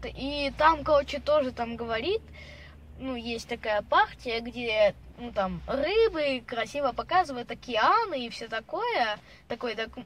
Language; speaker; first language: Russian; early bilingual, heritage; Russian